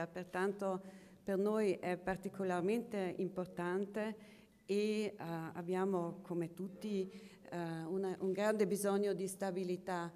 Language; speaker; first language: Italian; non-native, local second language; German